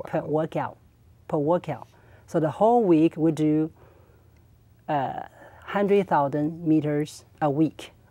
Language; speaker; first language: English; non-native, learner; Chinese